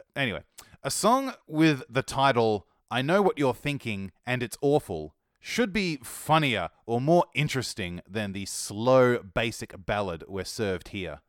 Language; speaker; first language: English; native; English